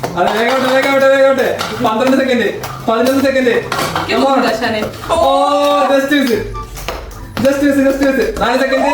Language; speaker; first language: Malayalam; native; Malayalam